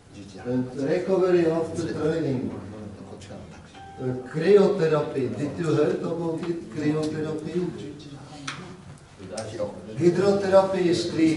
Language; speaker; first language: English; non-native, learner; Czech